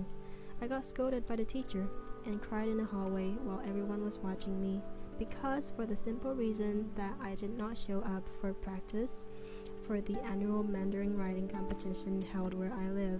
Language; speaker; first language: English; non-native, fluent; Chinese